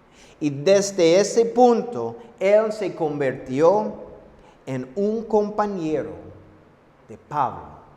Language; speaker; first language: Spanish; non-native, fluent; English